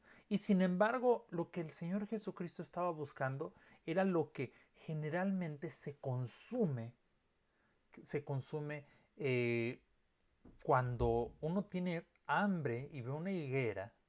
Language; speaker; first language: Spanish; native; Spanish